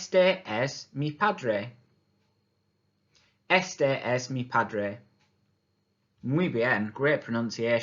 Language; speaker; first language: Spanish; non-native, fluent; English